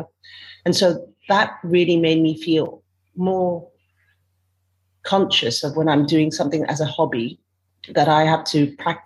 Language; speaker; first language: English; non-native, local second language; Cantonese